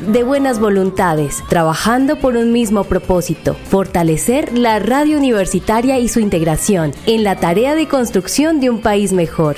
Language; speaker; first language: Spanish; native; Spanish